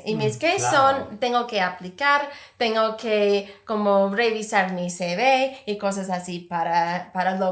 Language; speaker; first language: Spanish; non-native, fluent; English